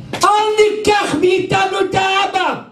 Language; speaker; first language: Hebrew; non-native, local second language; Yiddish